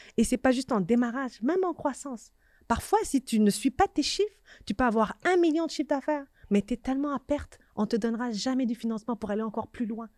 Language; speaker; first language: French; native; French